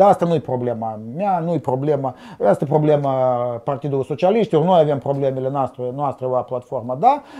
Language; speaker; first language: Romanian; non-native, local second language; Russian